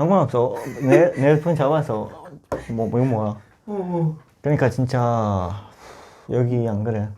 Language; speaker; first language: Korean; non-native, learner; Italian